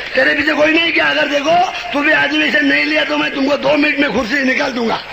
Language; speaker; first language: Hindi; non-native, local second language; Marathi